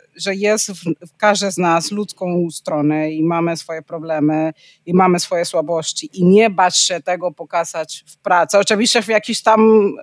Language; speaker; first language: Polish; non-native, fluent; Spanish